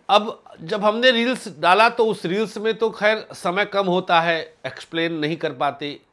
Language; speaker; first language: Hindi; native; Hindi